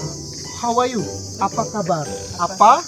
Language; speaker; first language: English; non-native, learner; Indonesian